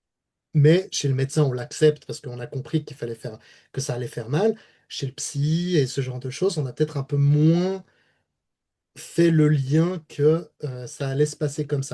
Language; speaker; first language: French; native; French